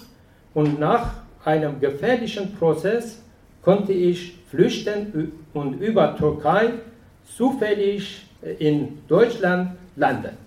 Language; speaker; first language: German; non-native, fluent; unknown